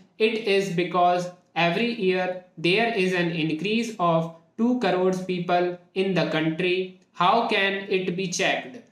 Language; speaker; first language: English; non-native, local second language; Hindi